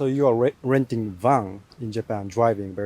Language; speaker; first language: English; non-native, learner; Japanese